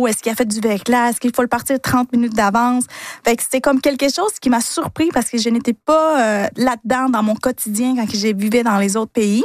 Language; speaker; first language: French; early bilingual, other home language; Spanish